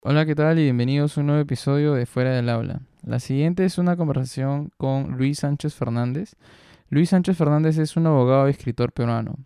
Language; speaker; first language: Spanish; native; Spanish